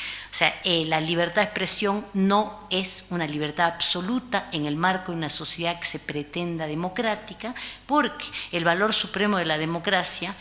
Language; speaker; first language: Spanish; native; Spanish